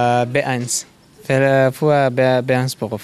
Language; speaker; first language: German; non-native, learner; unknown